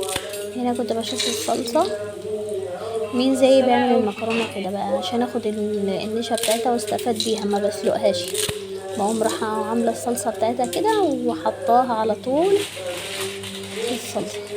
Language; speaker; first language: Arabic; native; Arabic